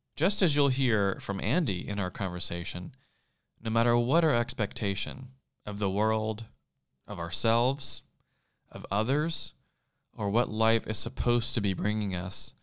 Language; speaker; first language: English; native; English